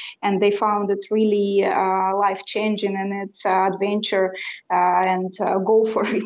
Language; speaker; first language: English; non-native, fluent; Russian